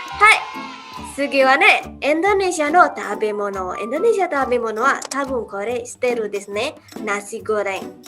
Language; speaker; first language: Japanese; non-native, learner; Indonesian